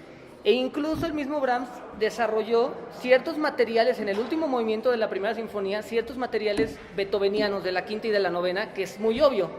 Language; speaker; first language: Spanish; native; Spanish